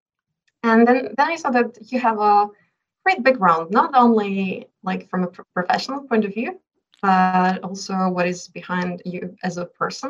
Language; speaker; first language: English; non-native, fluent; Czech